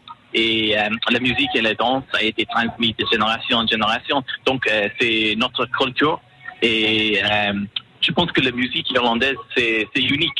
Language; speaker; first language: French; non-native, learner; English